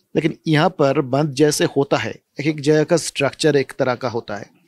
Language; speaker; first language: Hindi; non-native, local second language; Bangla